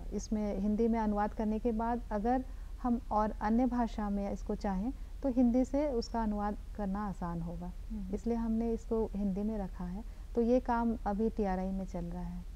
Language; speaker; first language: Hindi; native; Hindi